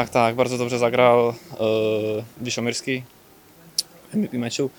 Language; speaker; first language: Polish; non-native, fluent; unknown